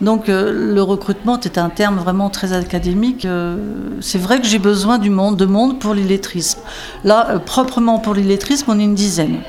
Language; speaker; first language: French; native; French